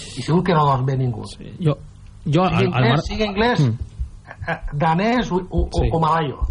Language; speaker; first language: Catalan; non-native, local second language; Spanish